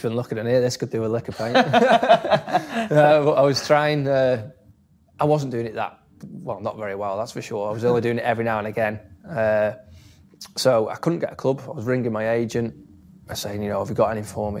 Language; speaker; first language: English; native; English